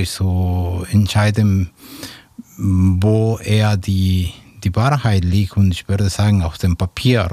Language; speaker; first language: German; non-native, fluent; Spanish